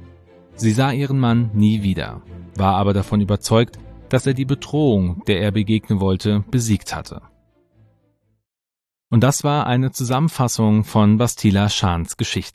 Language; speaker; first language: German; native; German